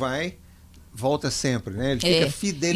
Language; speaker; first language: Portuguese; native; Portuguese